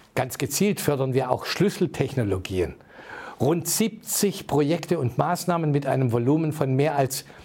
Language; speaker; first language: German; native; German